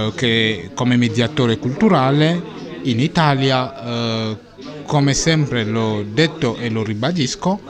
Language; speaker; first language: Italian; non-native, fluent; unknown